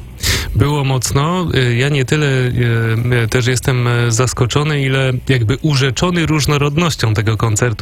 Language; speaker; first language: Polish; native; Polish